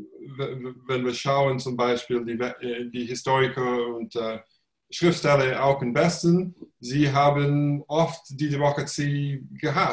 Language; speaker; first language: German; non-native, fluent; English